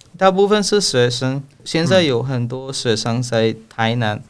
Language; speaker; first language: Chinese; non-native, learner; Spanish